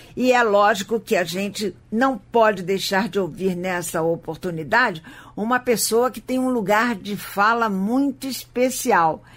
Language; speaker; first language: Portuguese; native; Portuguese